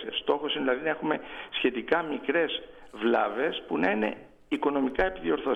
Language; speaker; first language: Greek; native; Greek